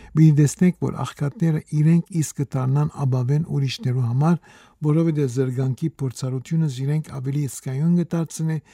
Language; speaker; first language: Armenian; early bilingual, heritage; Armenian